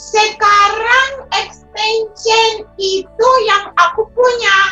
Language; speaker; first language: Indonesian; non-native, fluent; Shona